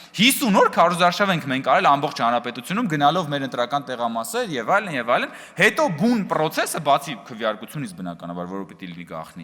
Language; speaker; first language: Armenian; native; Armenian